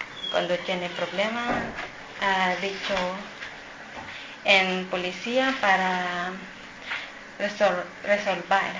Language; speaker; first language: Spanish; non-native, learner; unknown